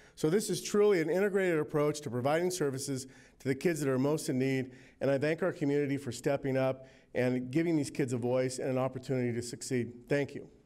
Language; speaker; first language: English; native; English